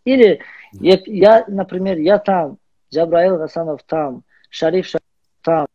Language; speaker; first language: Russian; non-native, learner; Azerbaijani